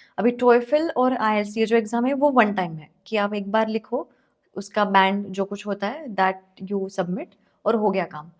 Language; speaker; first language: Hindi; non-native, local second language; Marathi